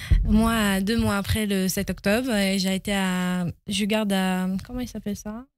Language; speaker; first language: French; early bilingual, heritage; Hebrew